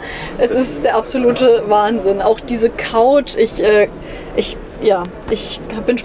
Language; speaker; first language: German; native; German